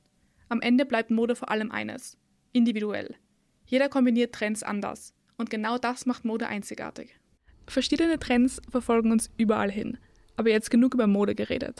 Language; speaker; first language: German; native; German